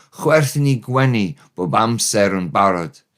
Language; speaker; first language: Welsh; non-native, learner; English